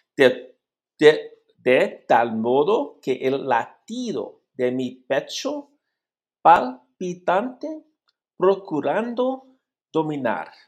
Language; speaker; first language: Spanish; non-native, learner; English